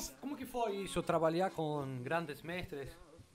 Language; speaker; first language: Portuguese; non-native, learner; Spanish